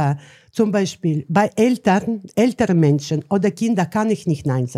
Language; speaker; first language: German; non-native, learner; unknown